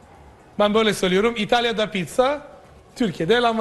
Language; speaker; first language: Turkish; non-native, fluent; Italian